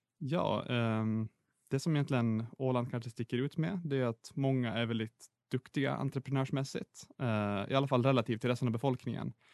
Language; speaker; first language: Swedish; native; Swedish